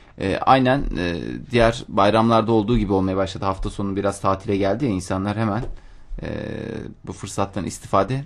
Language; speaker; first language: Turkish; native; Turkish